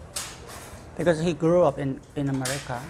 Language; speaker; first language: English; non-native, fluent; Korean